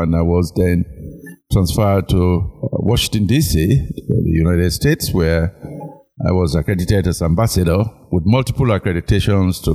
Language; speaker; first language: English; non-native, local second language; Krio